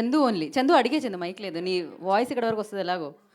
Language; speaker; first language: Telugu; native; Telugu